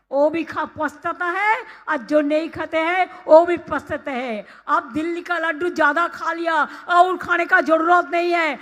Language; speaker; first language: Hindi; non-native, local second language; Bangla